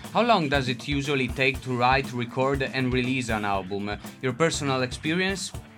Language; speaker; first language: English; non-native, fluent; Italian